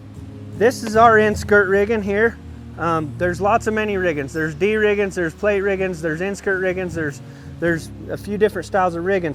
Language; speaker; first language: English; native; English